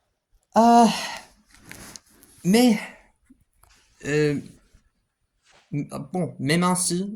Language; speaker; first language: French; non-native, fluent; English